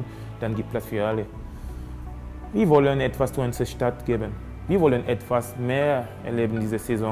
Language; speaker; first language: German; non-native, fluent; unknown